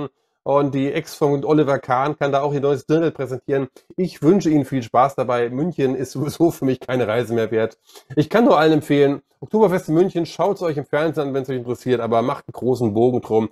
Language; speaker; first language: German; native; German